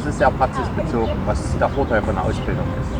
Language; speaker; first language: German; native; German